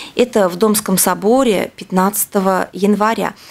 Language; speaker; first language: Russian; native; Russian